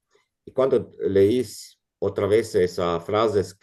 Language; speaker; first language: Spanish; non-native, fluent; Italian